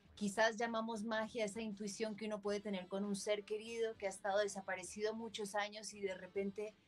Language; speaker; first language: Spanish; native; Spanish